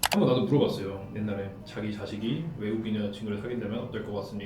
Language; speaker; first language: Korean; native; Korean